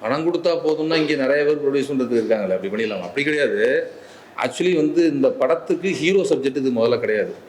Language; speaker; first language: Tamil; native; Tamil